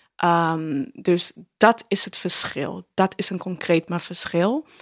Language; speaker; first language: Dutch; early bilingual, other home language; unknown